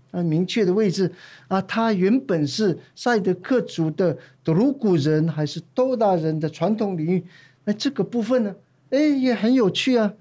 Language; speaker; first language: Chinese; non-native, local second language; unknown